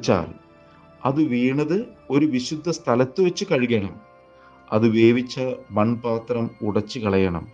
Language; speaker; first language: Malayalam; native; Malayalam